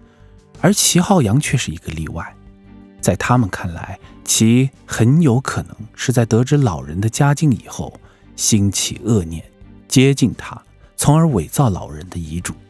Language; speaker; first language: Chinese; native; Chinese